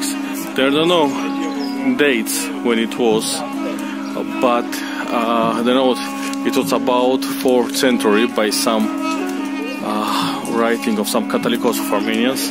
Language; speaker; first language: English; non-native, learner; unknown